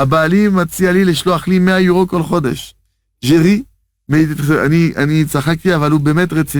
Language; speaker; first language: Hebrew; non-native, fluent; French